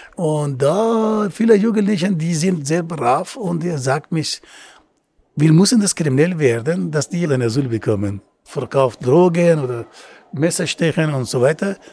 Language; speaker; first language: German; non-native, learner; Persian